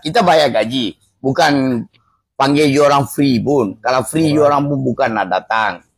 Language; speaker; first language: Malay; non-native, local second language; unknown